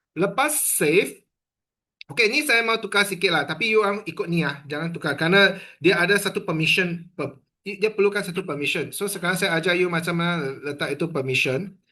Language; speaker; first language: Malay; non-native, local second language; Chinese